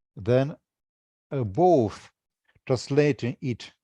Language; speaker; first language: English; non-native, fluent; Russian